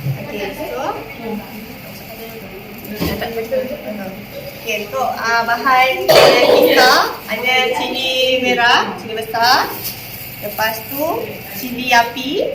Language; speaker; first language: Malay; native; Malay